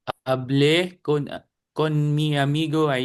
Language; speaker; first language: Spanish; non-native, learner; Filipino